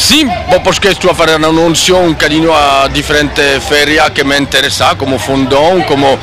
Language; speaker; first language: Portuguese; non-native, learner; French